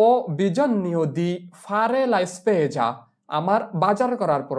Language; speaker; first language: Italian; non-native, fluent; Bangla